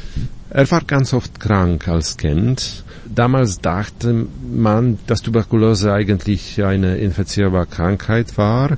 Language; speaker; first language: German; non-native, fluent; Polish